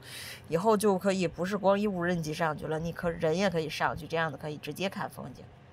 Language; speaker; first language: Chinese; native; Chinese